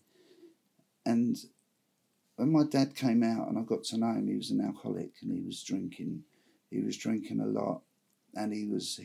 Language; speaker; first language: English; native; English